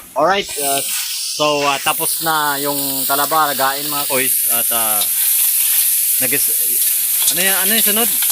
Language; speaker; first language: Filipino; non-native, local second language; Cebuano